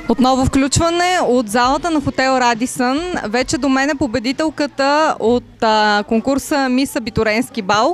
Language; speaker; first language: Bulgarian; native; Bulgarian